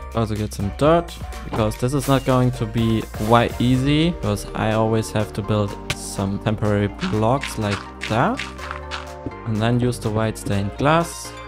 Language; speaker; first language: English; non-native, fluent; German